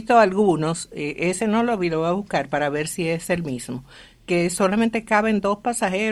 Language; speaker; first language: Spanish; native; Spanish